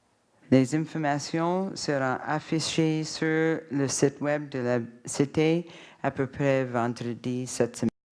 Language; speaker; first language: French; non-native, learner; English